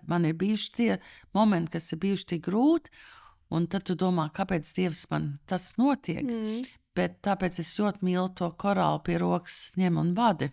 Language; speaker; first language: Latvian; early bilingual, heritage; Latvian